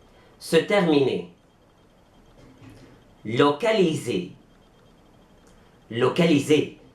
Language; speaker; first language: French; non-native, fluent; Arabic